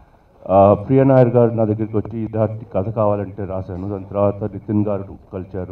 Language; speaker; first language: Telugu; non-native, learner; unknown